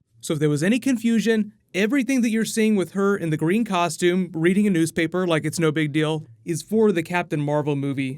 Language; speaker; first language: English; native; English